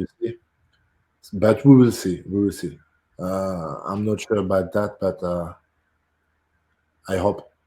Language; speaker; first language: English; non-native, fluent; French